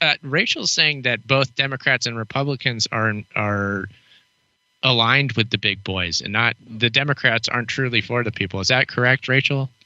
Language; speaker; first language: English; native; English